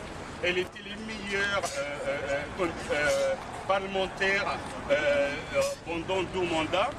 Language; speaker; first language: French; non-native, fluent; Arabic